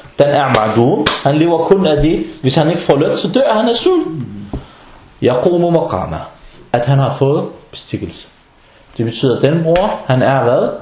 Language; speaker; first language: Danish; non-native, fluent; Arabic